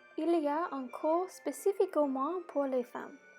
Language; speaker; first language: French; non-native, learner; English